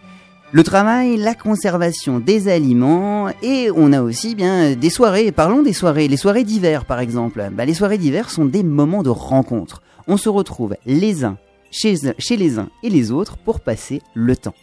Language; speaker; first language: French; native; French